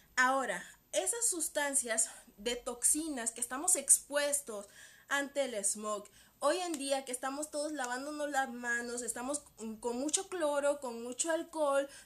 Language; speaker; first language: Spanish; native; Spanish